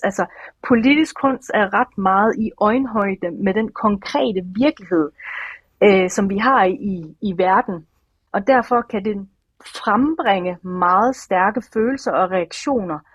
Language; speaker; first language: Danish; early bilingual, other home language; Persian